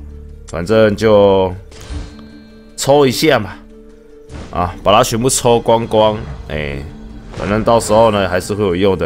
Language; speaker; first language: Chinese; native; Chinese